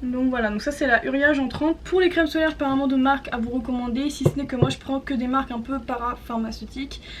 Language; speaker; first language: French; native; French